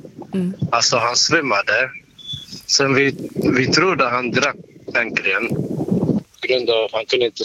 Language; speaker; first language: Swedish; non-native, learner; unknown